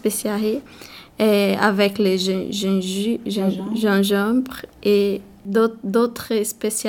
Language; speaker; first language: French; non-native, learner; Portuguese